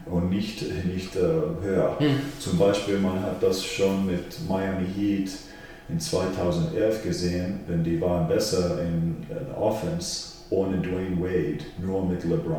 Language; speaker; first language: German; non-native, fluent; Finnish